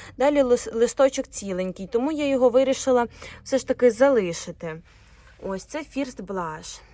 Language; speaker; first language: Ukrainian; non-native, local second language; Russian